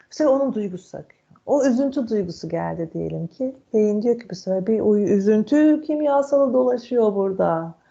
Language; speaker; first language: Turkish; native; Turkish